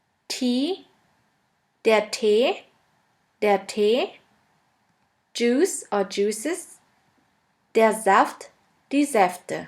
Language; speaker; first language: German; non-native, fluent; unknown